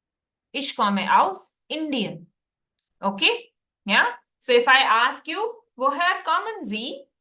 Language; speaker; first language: German; non-native, fluent; Hindi